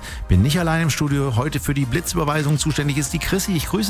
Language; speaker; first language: German; native; German